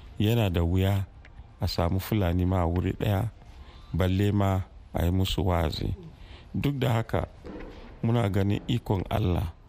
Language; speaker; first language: Hausa; non-native, local second language; Fula